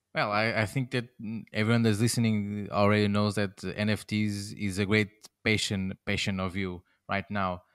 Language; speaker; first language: English; non-native, fluent; Portuguese